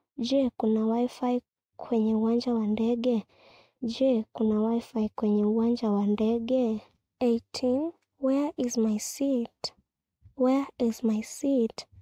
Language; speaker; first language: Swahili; non-native, local second language; Kikuyu